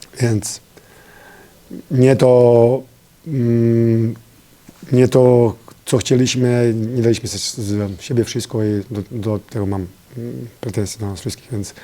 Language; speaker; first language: Polish; non-native, fluent; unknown